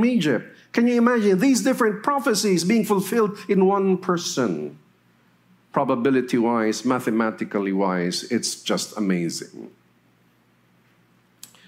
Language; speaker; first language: English; non-native, local second language; Filipino